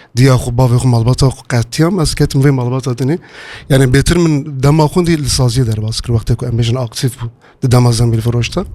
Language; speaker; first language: Kurdish; native; Kurdish